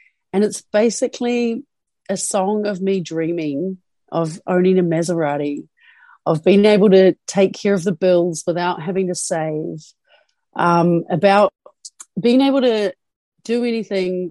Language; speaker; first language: English; native; English